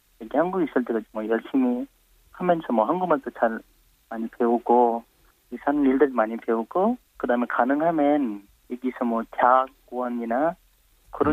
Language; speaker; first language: Korean; non-native, fluent; Nepali